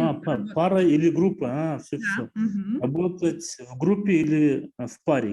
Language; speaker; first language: Russian; non-native, local second language; Kyrgyz